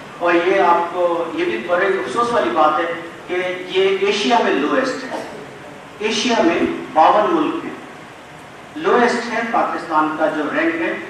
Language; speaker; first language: Urdu; non-native, local second language; Sindhi